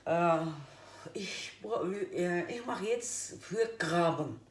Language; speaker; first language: German; non-native, learner; Turkish